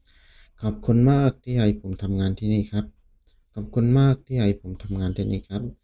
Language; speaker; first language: Thai; non-native, fluent; Burmese